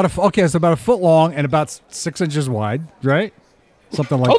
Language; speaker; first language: English; native; English